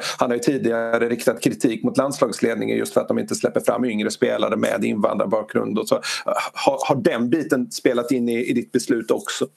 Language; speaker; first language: Swedish; native; Swedish